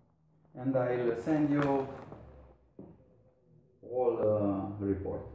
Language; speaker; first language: English; non-native, learner; Romanian